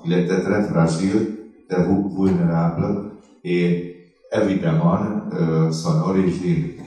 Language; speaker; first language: French; non-native, fluent; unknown